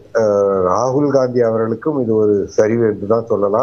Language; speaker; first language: Tamil; native; Tamil